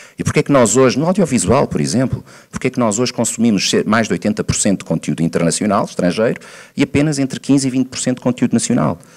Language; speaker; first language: Portuguese; native; Portuguese